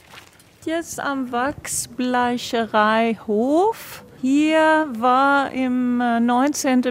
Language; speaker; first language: German; non-native, fluent; Swedish